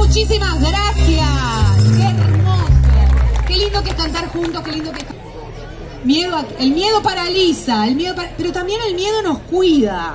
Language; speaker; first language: Spanish; native; Spanish